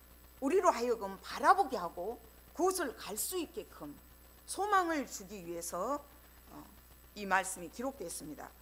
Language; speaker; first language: Korean; native; Korean